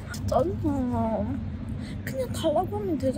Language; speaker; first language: Korean; native; Korean